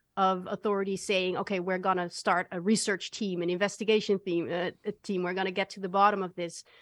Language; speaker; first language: English; non-native, fluent; Dutch